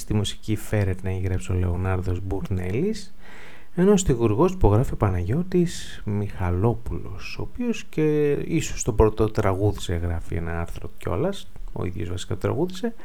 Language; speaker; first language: Greek; native; Greek